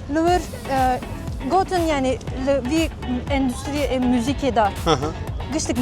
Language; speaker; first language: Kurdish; non-native, local second language; Turkish